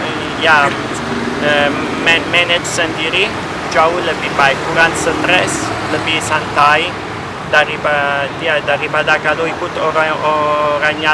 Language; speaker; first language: Indonesian; non-native, learner; Italian